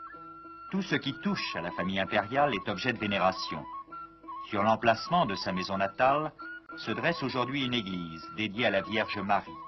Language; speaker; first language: French; native; French